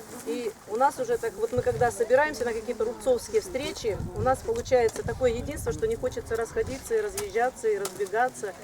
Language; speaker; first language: Russian; native; Russian